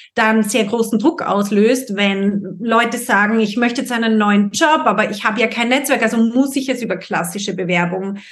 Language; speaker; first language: German; native; German